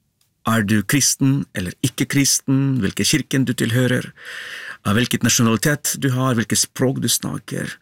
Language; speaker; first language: Norwegian; non-native, fluent; Ukrainian